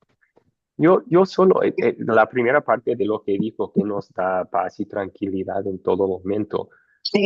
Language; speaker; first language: Spanish; non-native, fluent; English